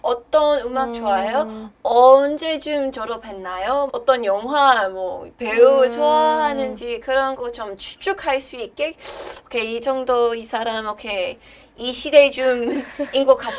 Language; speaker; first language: Korean; non-native, learner; English